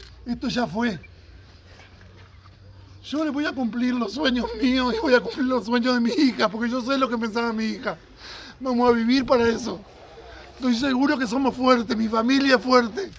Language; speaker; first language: Spanish; native; Spanish